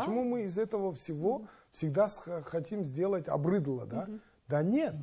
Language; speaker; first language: Russian; non-native, local second language; Kazakh